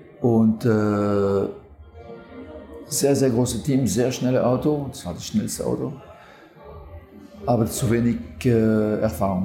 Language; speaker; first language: German; non-native, fluent; French